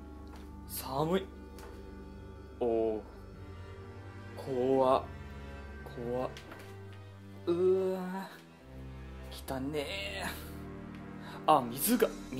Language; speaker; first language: Japanese; non-native, fluent; English